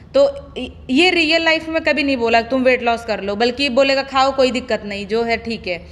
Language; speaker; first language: Hindi; non-native, local second language; Awadhi